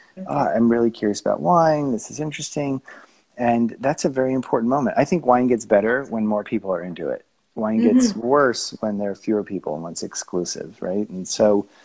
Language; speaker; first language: English; native; English